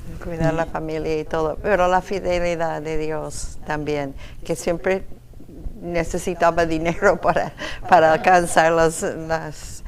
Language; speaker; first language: Spanish; non-native, fluent; English